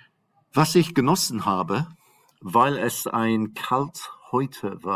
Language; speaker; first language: German; non-native, fluent; English